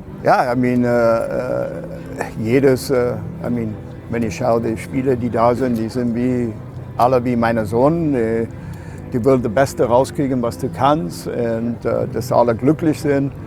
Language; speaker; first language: German; non-native, fluent; English